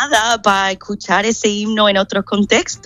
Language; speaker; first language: Spanish; non-native, fluent; English